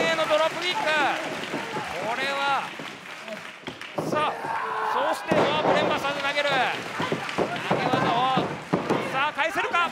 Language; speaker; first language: Japanese; native; Japanese